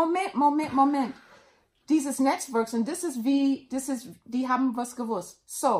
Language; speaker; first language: German; non-native, learner; English